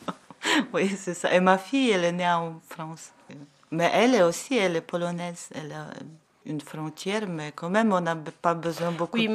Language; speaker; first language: French; non-native, learner; Ukrainian